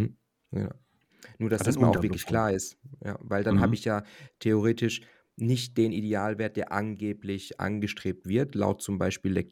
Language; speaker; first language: German; native; German